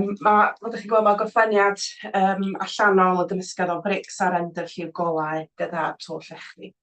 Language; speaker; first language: Welsh; native; Welsh